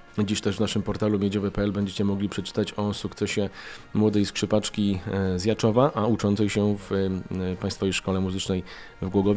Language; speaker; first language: Polish; native; Polish